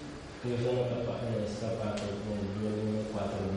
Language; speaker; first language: Italian; non-native, learner; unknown